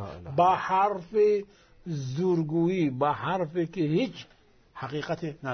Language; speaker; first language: Persian; non-native, fluent; Arabic